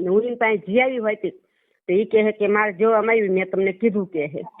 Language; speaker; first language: Gujarati; native; Gujarati